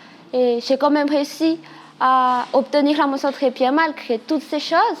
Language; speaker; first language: French; non-native, local second language; Malagasy